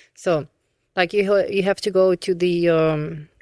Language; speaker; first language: English; non-native, fluent; Russian